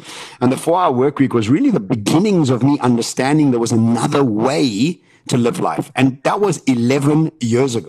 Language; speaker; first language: English; native; English